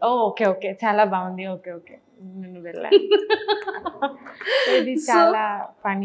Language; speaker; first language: Telugu; non-native, fluent; Bangla